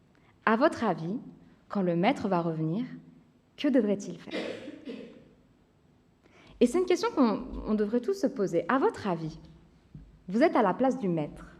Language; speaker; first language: French; native; French